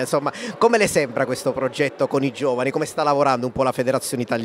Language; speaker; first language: Italian; native; Italian